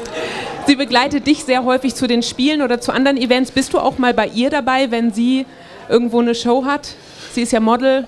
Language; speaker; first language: German; native; German